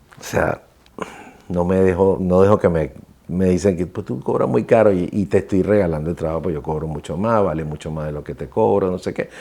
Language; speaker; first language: Spanish; native; Spanish